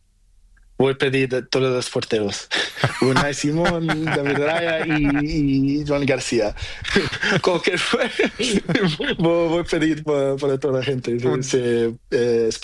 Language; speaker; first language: Spanish; non-native, learner; Portuguese